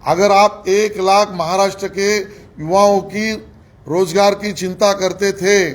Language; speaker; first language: Hindi; non-native, local second language; Marathi